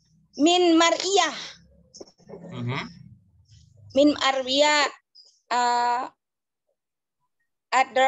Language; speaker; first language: Arabic; non-native, learner; Indonesian